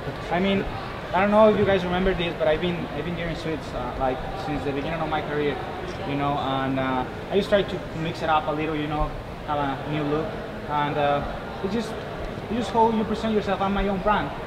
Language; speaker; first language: English; non-native, fluent; Spanish